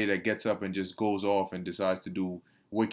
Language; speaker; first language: English; native; English